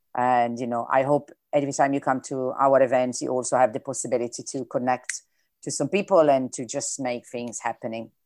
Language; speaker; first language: English; non-native, fluent; Italian